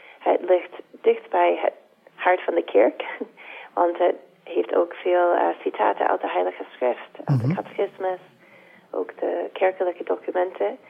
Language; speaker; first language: Dutch; non-native, fluent; English